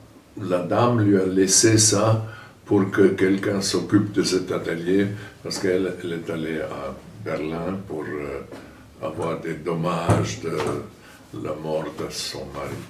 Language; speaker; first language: French; non-native, fluent; German